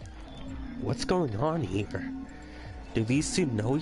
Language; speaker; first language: English; native; English